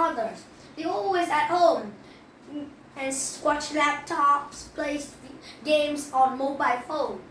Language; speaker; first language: English; non-native, learner; Vietnamese